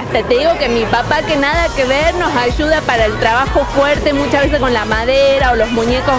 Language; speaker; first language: Spanish; native; Spanish